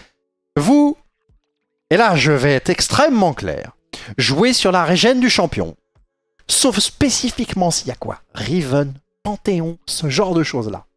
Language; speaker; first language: French; native; French